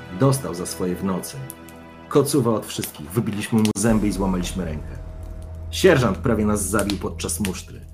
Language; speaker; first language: Polish; native; Polish